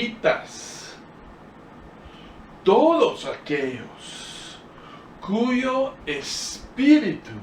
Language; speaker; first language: Spanish; non-native, fluent; English